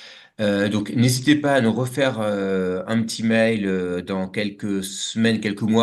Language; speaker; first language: French; native; French